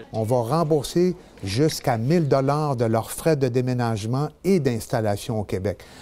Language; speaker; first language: French; native; French